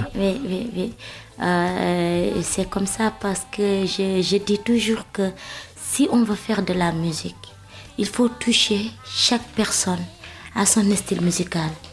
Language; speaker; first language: French; non-native, local second language; Wolof